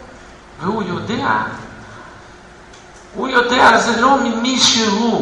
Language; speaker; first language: Hebrew; non-native, fluent; Russian